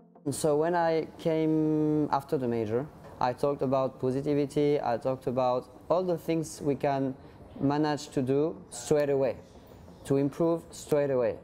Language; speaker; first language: English; non-native, fluent; French